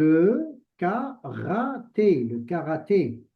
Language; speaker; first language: French; non-native, local second language; Arabic